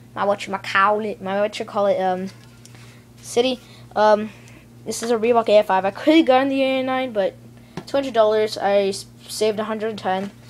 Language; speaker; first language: English; native; English